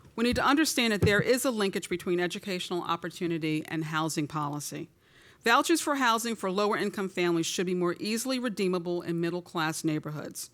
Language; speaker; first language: English; native; English